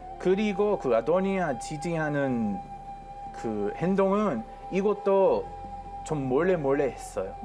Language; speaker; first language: Korean; non-native, fluent; Hebrew